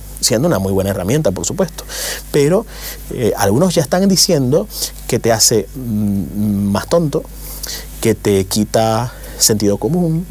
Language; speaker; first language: Spanish; native; Spanish